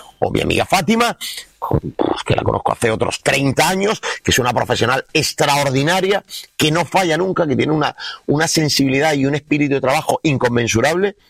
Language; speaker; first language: Spanish; native; Spanish